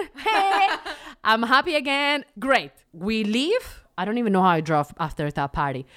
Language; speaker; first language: English; non-native, fluent; Spanish